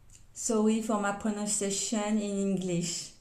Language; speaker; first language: English; non-native, learner; French